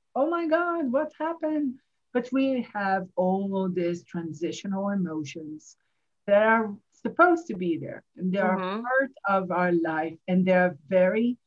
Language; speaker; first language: English; non-native, fluent; Hebrew